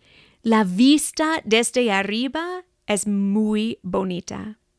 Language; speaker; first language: Spanish; non-native, fluent; English